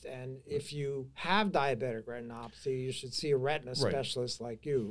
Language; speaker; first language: English; native; English